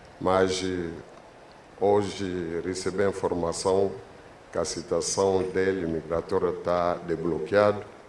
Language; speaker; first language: Portuguese; non-native, learner; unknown